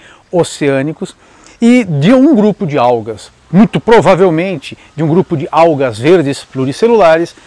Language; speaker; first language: Portuguese; native; Portuguese